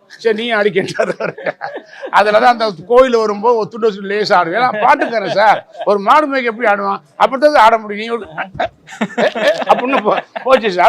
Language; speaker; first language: Tamil; native; Tamil